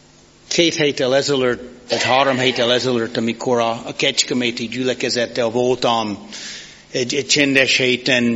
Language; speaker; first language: Hungarian; non-native, fluent; English